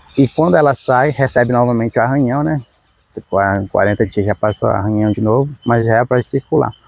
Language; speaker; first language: Portuguese; non-native, local second language; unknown